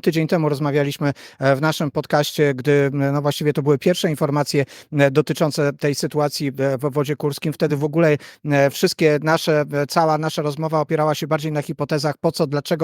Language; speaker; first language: Polish; native; Polish